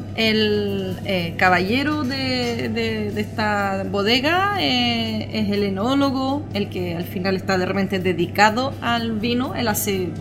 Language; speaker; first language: Spanish; non-native, fluent; French